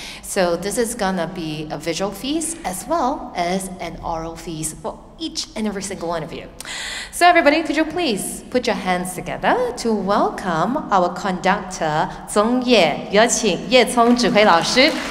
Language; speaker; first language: English; non-native, local second language; Chinese